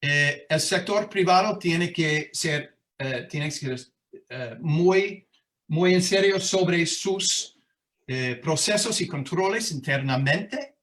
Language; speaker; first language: Spanish; non-native, fluent; English